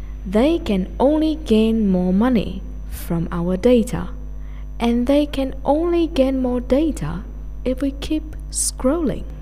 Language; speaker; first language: English; non-native, fluent; Vietnamese